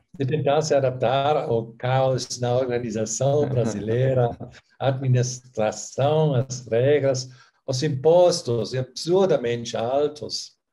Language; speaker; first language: Portuguese; non-native, fluent; German